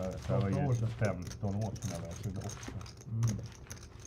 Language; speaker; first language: Swedish; native; Swedish